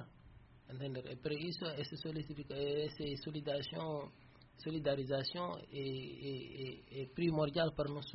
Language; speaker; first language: Spanish; non-native, learner; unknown